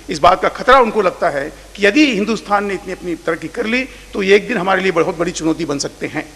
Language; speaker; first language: Hindi; non-native, local second language; Marathi